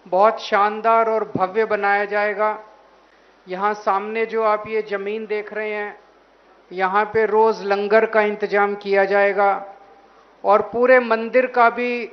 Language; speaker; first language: Hindi; native; Hindi